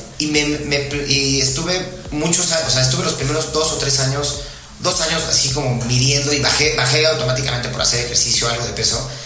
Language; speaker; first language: Spanish; native; Spanish